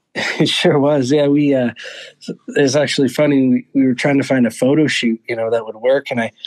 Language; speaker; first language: English; native; English